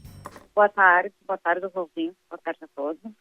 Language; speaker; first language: Portuguese; native; Portuguese